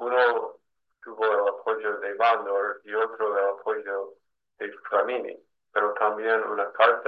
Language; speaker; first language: Spanish; non-native, fluent; English